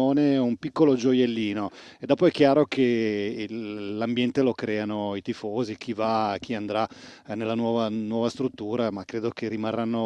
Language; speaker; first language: Italian; native; Italian